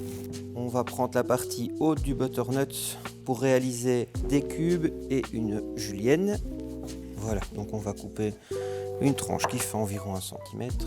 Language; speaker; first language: French; native; French